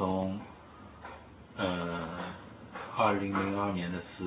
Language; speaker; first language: Chinese; native; Chinese